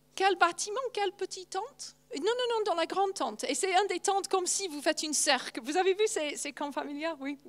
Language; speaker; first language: French; non-native, fluent; English